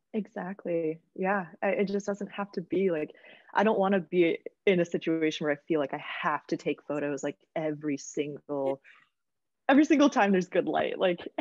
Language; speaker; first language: English; native; English